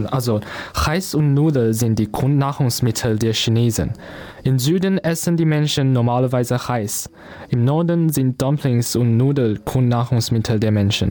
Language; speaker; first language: German; non-native, learner; Chinese